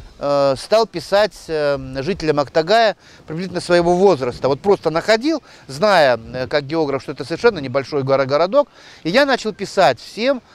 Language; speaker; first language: Russian; native; Russian